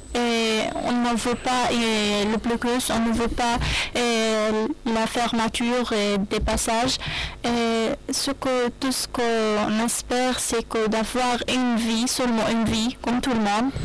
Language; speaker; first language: French; non-native, learner; Arabic